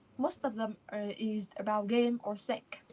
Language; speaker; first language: English; non-native, learner; Vietnamese